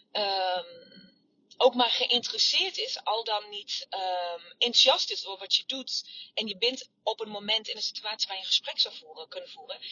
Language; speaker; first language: Dutch; non-native, fluent; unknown